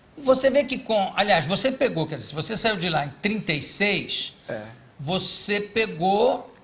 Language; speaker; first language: Portuguese; native; Portuguese